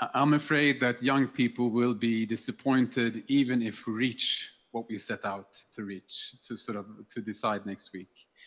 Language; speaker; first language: English; non-native, fluent; Swedish